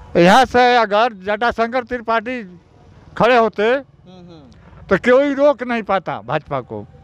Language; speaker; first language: Hindi; native; Hindi